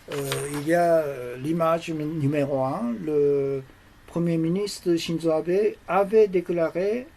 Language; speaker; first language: French; non-native, learner; Japanese